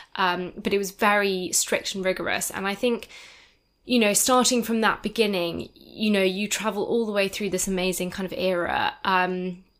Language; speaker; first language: English; native; English